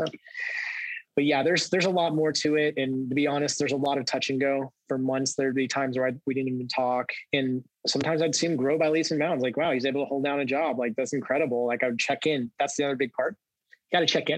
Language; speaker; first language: English; native; English